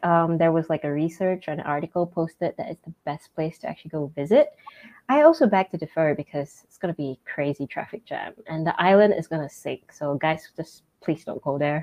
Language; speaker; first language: English; non-native, local second language; Min Nan Chinese